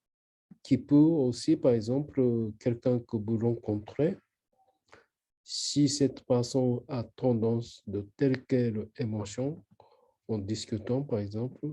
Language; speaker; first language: French; non-native, learner; Japanese